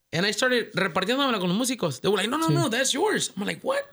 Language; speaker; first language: English; early bilingual, other home language; Spanish